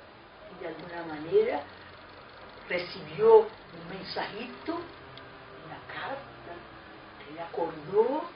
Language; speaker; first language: Spanish; non-native, fluent; Portuguese